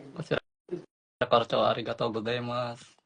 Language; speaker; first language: Japanese; non-native, fluent; Indonesian